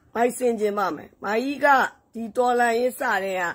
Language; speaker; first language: Burmese; native; Burmese